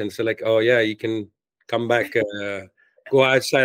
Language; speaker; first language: English; non-native, local second language; Hindi